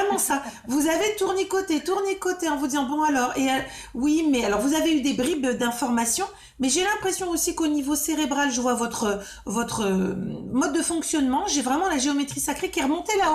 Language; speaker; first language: French; native; French